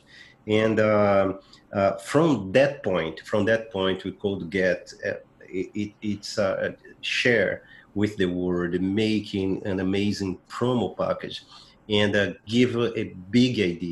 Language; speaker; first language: English; non-native, fluent; Portuguese